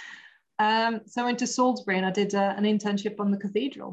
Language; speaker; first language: English; non-native, fluent; German